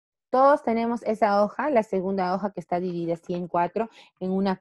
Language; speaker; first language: Spanish; native; Spanish